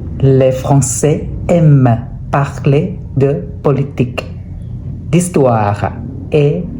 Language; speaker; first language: French; non-native, fluent; Thai